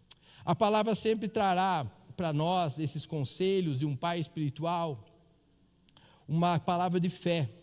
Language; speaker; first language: Portuguese; native; Portuguese